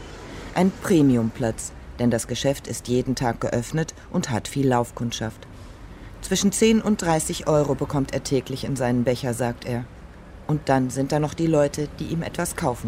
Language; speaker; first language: German; native; German